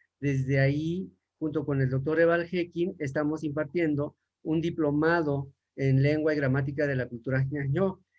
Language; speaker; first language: Spanish; native; Spanish